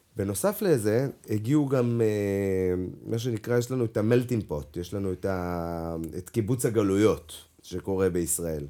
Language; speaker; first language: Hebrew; non-native, local second language; Arabic